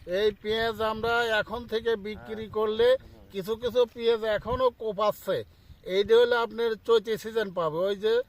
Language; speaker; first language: Bangla; native; Bangla